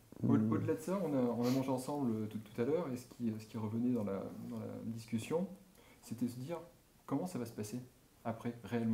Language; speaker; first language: French; native; French